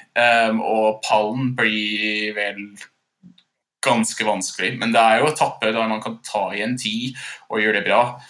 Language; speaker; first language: Norwegian; non-native, fluent; English